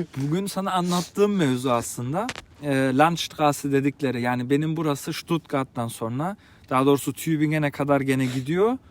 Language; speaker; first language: Turkish; early bilingual, heritage; Turkish